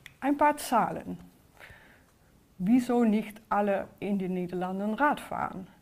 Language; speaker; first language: German; non-native, fluent; Dutch